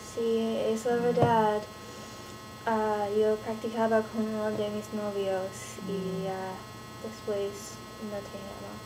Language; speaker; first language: Spanish; non-native, learner; English